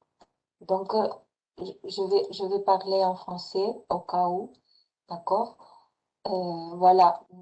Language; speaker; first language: French; non-native, fluent; Spanish